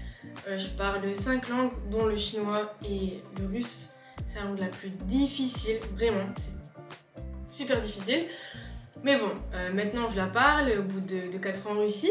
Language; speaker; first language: French; native; French